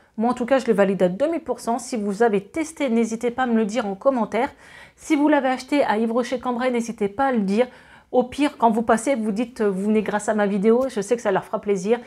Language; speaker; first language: French; native; French